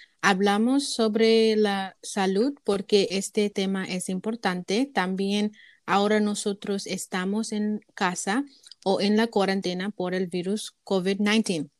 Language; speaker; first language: Spanish; non-native, learner; English